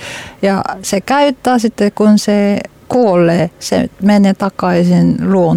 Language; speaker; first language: Finnish; non-native, learner; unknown